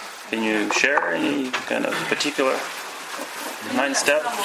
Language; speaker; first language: English; non-native, fluent; Russian